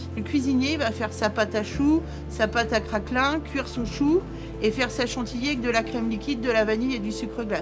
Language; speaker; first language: French; native; French